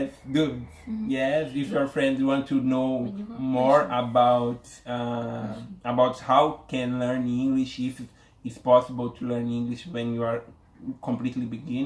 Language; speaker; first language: English; non-native, learner; Portuguese